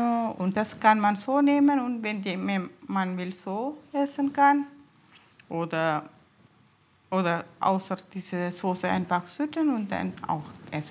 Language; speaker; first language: German; non-native, learner; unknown